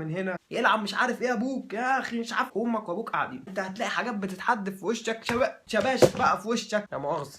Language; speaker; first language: Arabic; native; Arabic